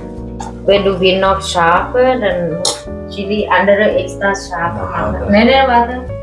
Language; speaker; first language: German; non-native, learner; Thai